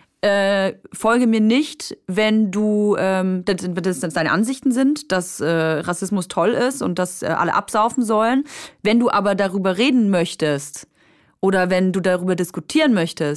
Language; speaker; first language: German; native; German